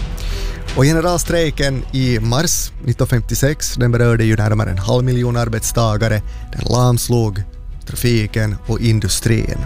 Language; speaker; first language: Swedish; native; Swedish